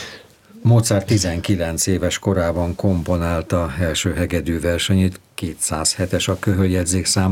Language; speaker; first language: Hungarian; native; Hungarian